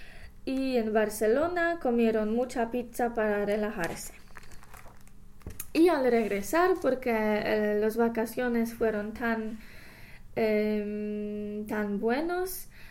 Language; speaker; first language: Spanish; non-native, learner; English